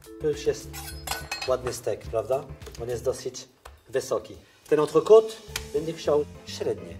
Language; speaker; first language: Polish; non-native, fluent; French